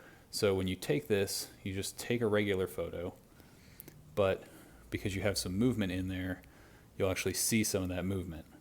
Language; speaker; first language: English; native; English